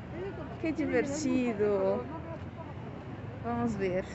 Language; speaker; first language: Spanish; non-native, learner; Portuguese